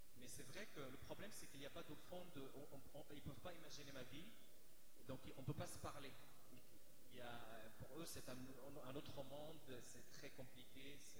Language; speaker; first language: French; non-native, fluent; Arabic